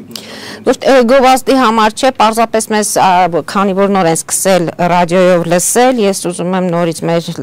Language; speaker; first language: Armenian; native; Armenian